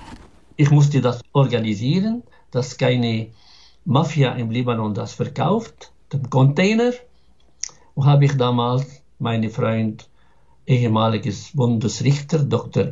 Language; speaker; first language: German; non-native, fluent; Arabic